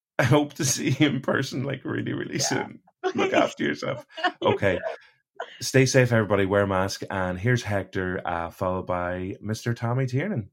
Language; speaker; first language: English; native; English